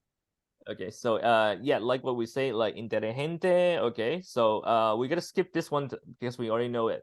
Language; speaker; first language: English; non-native, fluent; Chinese